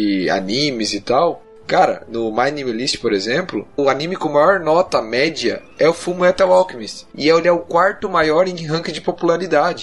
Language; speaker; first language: Portuguese; native; Portuguese